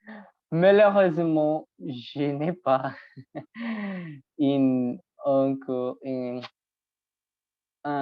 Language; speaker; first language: French; non-native, learner; Spanish